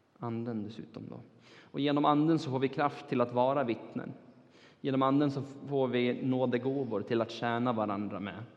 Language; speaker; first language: Swedish; non-native, fluent; Turkish